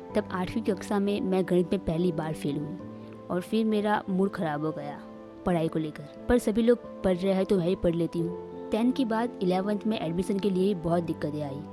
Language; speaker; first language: Hindi; non-native, local second language; Marathi